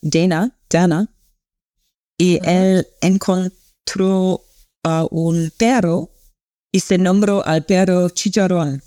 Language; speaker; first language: Spanish; non-native, learner; English